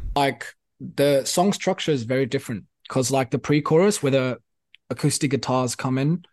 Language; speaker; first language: English; non-native, local second language; Afrikaans